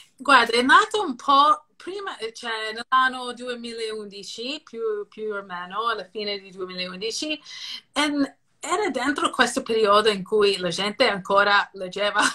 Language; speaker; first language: Italian; non-native, fluent; English